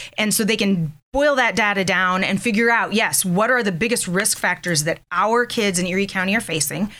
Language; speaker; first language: English; native; English